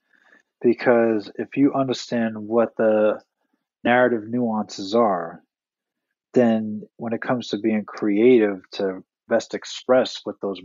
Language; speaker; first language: English; native; English